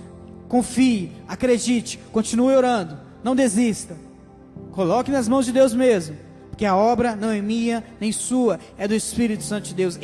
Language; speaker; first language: Portuguese; native; Portuguese